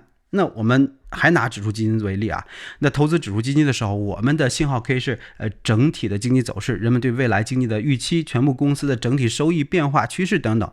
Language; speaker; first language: Chinese; native; Chinese